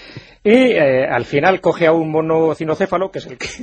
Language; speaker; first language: Spanish; native; Spanish